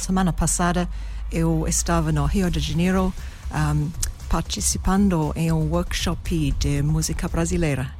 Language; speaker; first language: Portuguese; non-native, learner; English